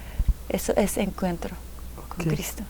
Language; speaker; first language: Spanish; non-native, fluent; Japanese